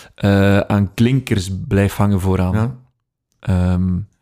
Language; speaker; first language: Dutch; native; Dutch